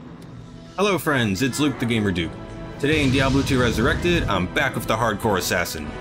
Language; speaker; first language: English; native; English